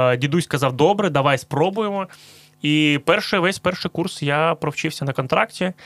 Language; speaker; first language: Ukrainian; non-native, local second language; Russian